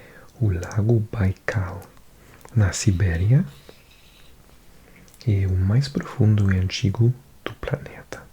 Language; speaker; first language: Portuguese; non-native, learner; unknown